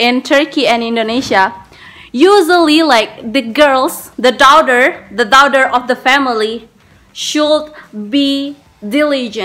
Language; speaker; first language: English; non-native, learner; Indonesian